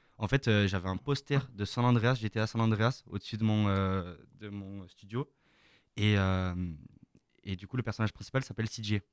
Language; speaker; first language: French; native; French